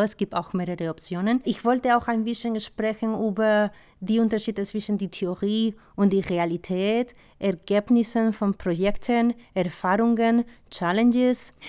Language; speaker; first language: German; non-native, fluent; Spanish